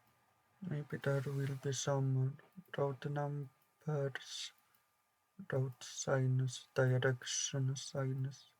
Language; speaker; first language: English; non-native, fluent; Polish